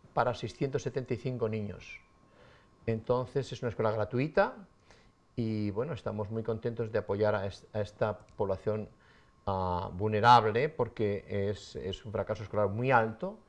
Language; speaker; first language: Spanish; native; Spanish